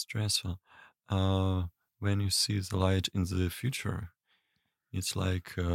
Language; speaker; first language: English; non-native, learner; Russian